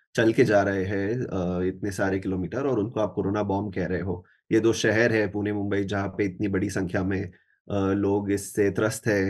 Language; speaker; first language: Hindi; non-native, local second language; Marathi